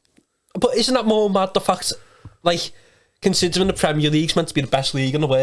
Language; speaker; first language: English; native; English